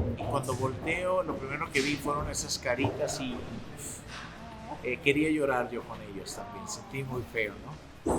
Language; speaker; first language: Spanish; native; Spanish